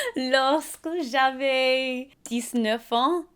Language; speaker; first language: French; non-native, learner; English